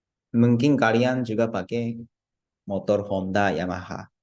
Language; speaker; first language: Indonesian; non-native, fluent; Japanese